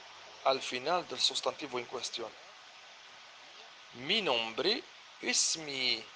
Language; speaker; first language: Spanish; non-native, fluent; Arabic